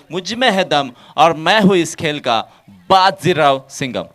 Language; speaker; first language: Hindi; non-native, local second language; Marathi